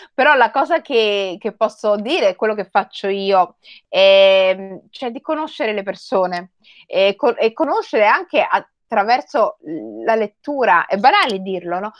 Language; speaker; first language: Italian; native; Italian